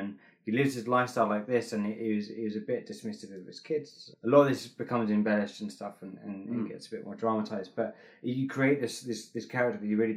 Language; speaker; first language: English; native; English